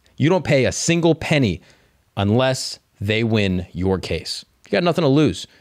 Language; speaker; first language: English; native; English